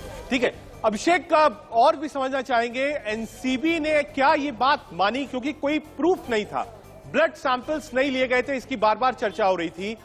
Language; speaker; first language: Hindi; native; Hindi